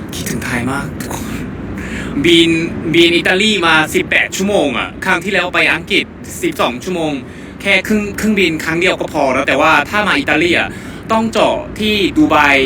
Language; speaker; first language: Thai; non-native, fluent; Korean